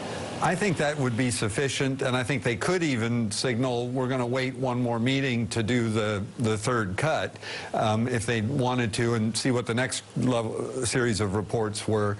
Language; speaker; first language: English; native; English